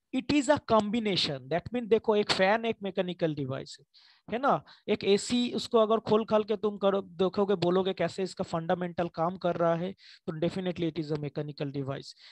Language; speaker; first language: Hindi; non-native, local second language; Bangla